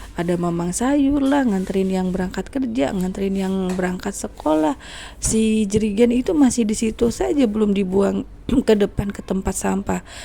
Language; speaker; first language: Indonesian; non-native, local second language; Sundanese